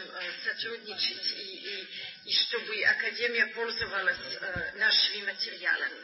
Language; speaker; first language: Russian; non-native, learner; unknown